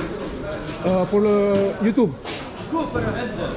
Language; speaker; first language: French; non-native, learner; Nepali